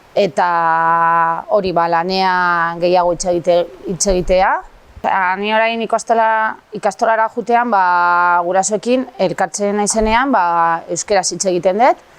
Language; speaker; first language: Basque; non-native, local second language; Spanish